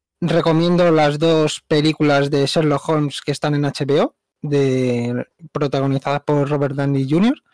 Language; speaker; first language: Spanish; native; Spanish